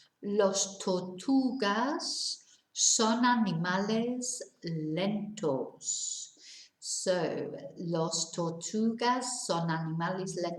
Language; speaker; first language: Spanish; non-native, fluent; English